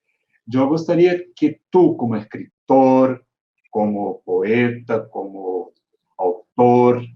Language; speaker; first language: Spanish; non-native, fluent; Portuguese